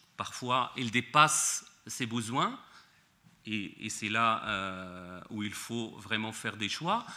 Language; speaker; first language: French; non-native, local second language; Arabic